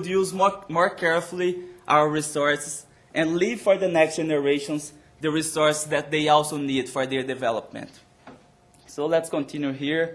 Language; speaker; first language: English; non-native, fluent; Portuguese